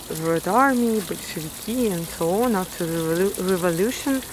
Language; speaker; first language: English; non-native, fluent; Russian